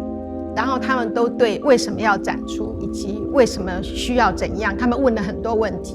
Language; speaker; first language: Chinese; native; Chinese